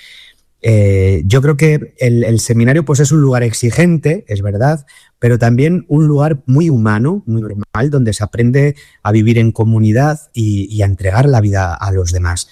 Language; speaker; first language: Spanish; native; Spanish